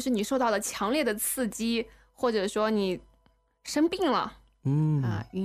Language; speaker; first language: Chinese; native; Chinese